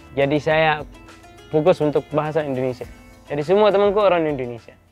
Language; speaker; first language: Indonesian; non-native, learner; Arabic